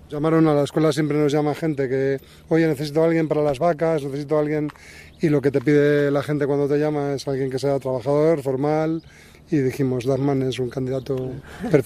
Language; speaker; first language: Spanish; native; Spanish